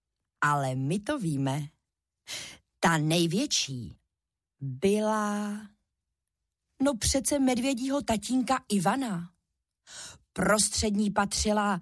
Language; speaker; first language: Czech; native; Czech